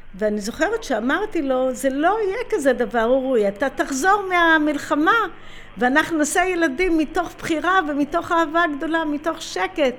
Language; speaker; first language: Hebrew; native; Hebrew